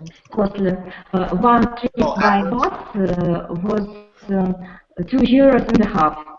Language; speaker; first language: English; non-native, learner; Russian